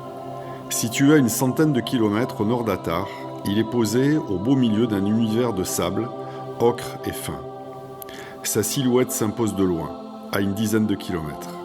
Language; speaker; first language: French; native; French